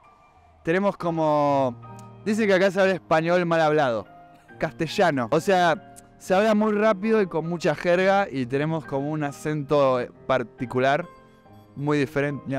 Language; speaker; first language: Spanish; native; Spanish